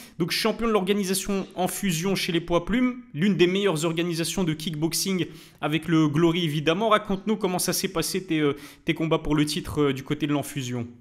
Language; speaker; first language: French; native; French